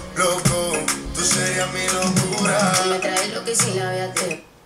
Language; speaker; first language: Spanish; native; Spanish